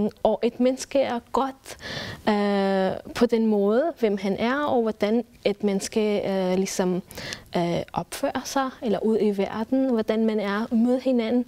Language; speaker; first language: Danish; non-native, fluent; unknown